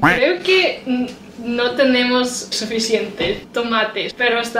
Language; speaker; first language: Spanish; non-native, learner; English